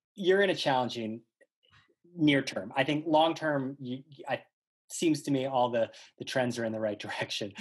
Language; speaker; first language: English; native; English